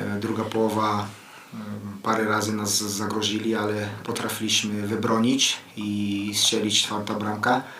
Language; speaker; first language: Polish; non-native, fluent; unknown